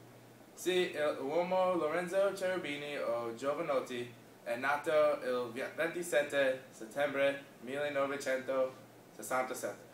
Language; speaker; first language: Italian; non-native, learner; English